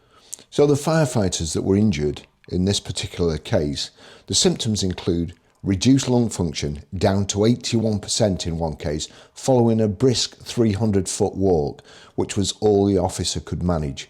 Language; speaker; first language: English; native; English